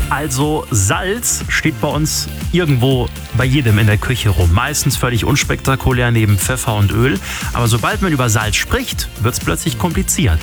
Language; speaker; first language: German; native; German